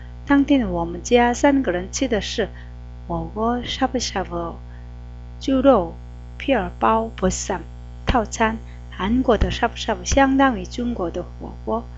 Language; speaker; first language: Chinese; non-native, fluent; Korean